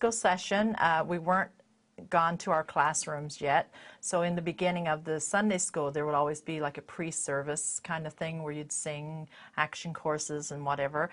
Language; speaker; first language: English; native; English